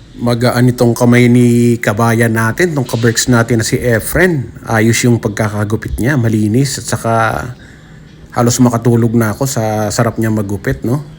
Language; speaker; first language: Filipino; native; Filipino